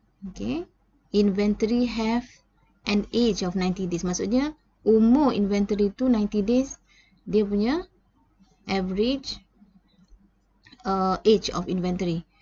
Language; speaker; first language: English; non-native, local second language; Malay